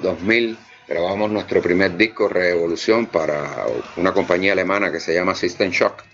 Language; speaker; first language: Spanish; native; Spanish